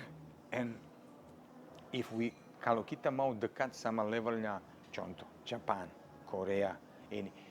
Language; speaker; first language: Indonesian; non-native, fluent; Serbian